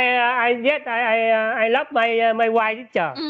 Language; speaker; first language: English; non-native, learner; Vietnamese